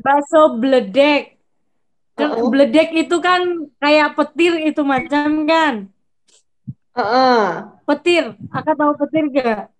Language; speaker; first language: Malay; non-native, local second language; Javanese